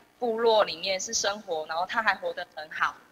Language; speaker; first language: Chinese; native; Chinese